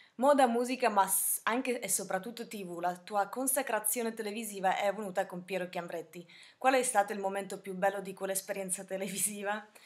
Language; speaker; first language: Italian; non-native, fluent; Slovak